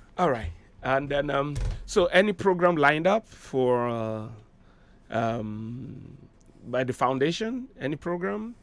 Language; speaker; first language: Nigerian Pidgin; native; Nigerian Pidgin